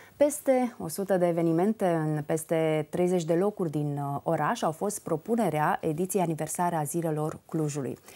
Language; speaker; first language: Romanian; native; Romanian